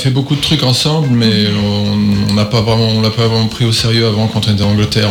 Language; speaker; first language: French; native; French